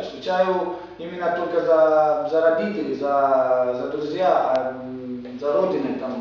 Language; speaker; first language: Russian; non-native, fluent; Romanian